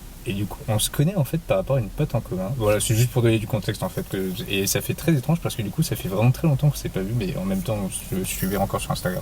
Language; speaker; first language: French; native; French